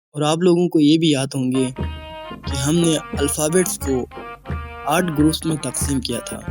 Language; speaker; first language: Urdu; non-native, local second language; Balti